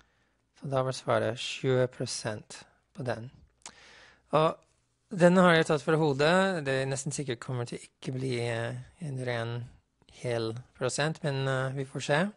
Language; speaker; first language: Norwegian; non-native, fluent; English